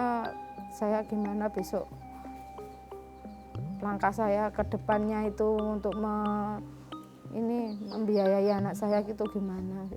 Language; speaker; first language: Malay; non-native, local second language; Javanese